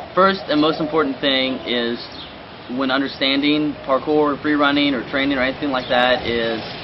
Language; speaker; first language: English; native; English